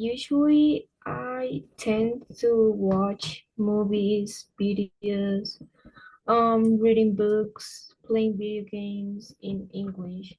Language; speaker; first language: English; non-native, fluent; Spanish